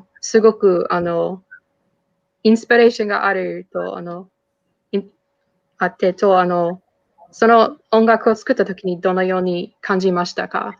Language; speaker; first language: Japanese; non-native, fluent; English